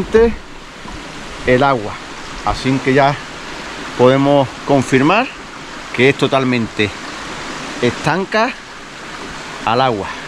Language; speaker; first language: Spanish; native; Spanish